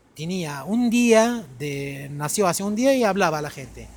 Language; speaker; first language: Spanish; non-native, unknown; Arabic